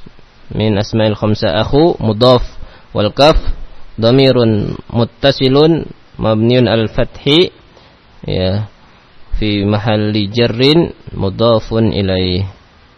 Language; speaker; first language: Arabic; non-native, fluent; Indonesian